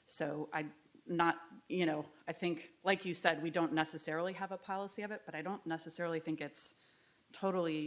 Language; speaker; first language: English; native; English